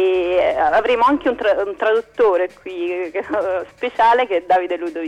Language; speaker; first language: Italian; native; Italian